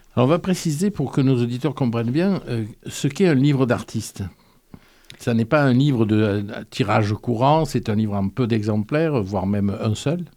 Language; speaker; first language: French; native; French